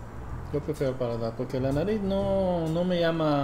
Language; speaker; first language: Spanish; non-native, fluent; English